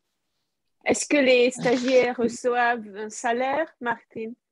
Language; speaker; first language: French; non-native, fluent; Hungarian